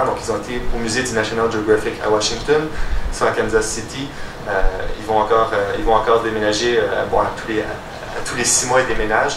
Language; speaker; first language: French; native; French